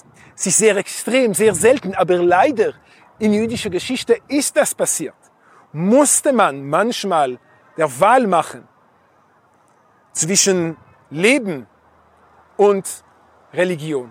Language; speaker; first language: German; non-native, fluent; Hebrew